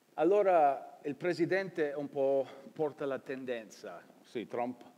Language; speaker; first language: Italian; early bilingual, heritage; Italian